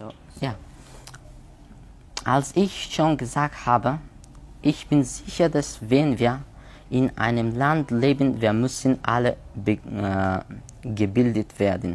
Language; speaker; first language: German; non-native, learner; Persian